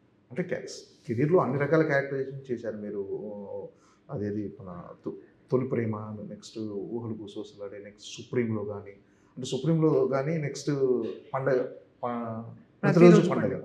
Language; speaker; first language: Telugu; native; Telugu